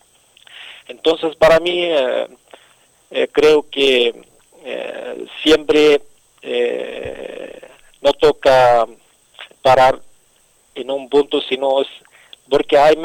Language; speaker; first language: Spanish; non-native, fluent; Arabic